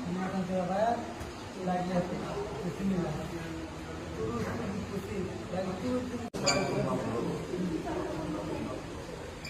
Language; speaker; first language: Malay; non-native, learner; Rohingya